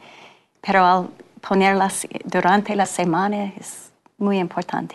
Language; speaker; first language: Spanish; non-native, fluent; English